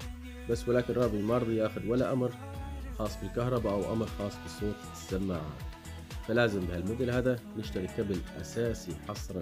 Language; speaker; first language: Arabic; native; Arabic